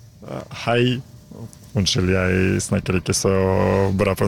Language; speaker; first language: Norwegian; non-native, learner; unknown